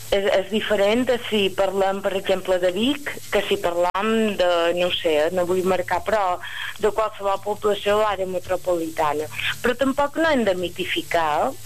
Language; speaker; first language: Catalan; native; Catalan